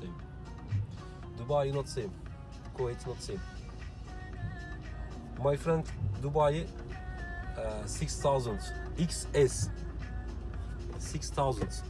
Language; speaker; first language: English; non-native, learner; Turkish